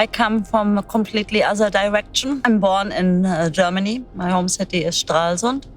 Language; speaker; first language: English; non-native, fluent; German